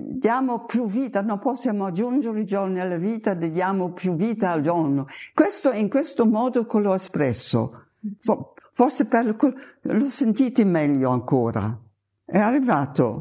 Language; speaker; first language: Italian; non-native, fluent; German